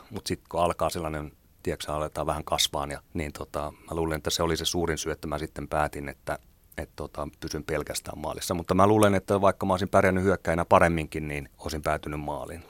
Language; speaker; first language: Finnish; native; Finnish